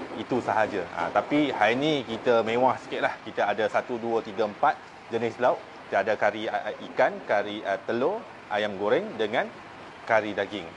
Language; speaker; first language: Malay; non-native, local second language; Min Nan Chinese